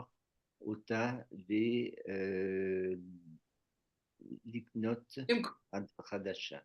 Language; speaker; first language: Hebrew; non-native, learner; French